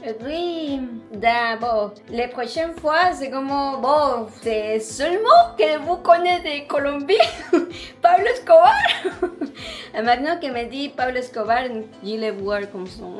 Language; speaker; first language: French; non-native, learner; Spanish